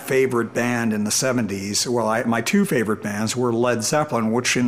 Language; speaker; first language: English; native; English